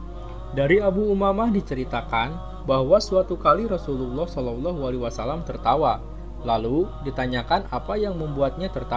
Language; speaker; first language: Indonesian; native; Indonesian